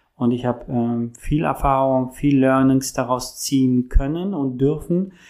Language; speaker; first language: German; native; German